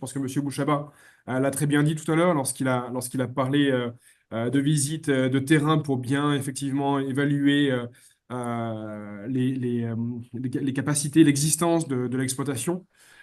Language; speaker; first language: French; native; French